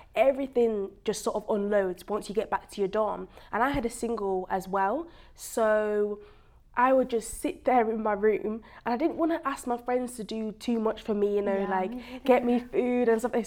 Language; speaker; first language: English; native; English